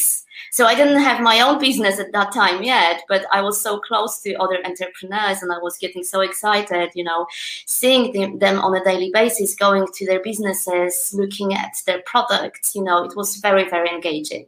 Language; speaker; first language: English; non-native, fluent; Polish